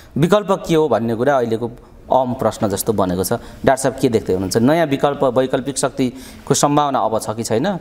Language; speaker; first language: Nepali; native; Nepali